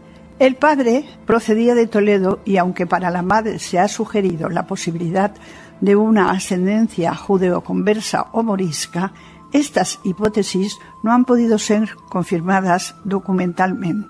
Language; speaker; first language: Spanish; native; Spanish